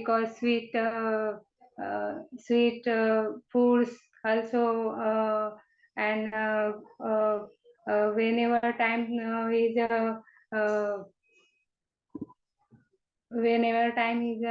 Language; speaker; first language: English; non-native, learner; Kannada